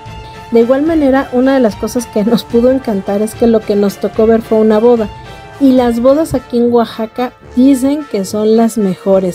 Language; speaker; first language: Spanish; native; Spanish